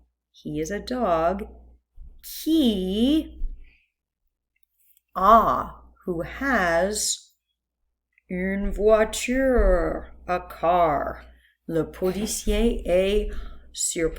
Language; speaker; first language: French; non-native, fluent; English